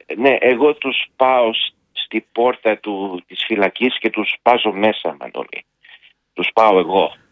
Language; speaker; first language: Greek; early bilingual, heritage; Greek